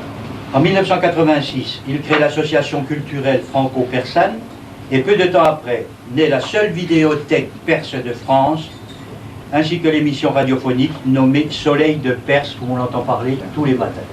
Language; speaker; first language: French; native; French